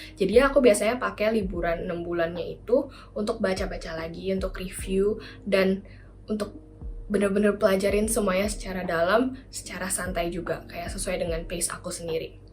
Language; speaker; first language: Indonesian; native; Indonesian